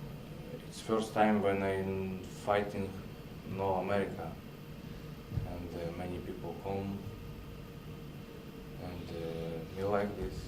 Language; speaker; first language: English; non-native, learner; Russian